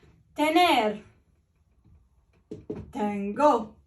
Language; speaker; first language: Spanish; non-native, fluent; Arabic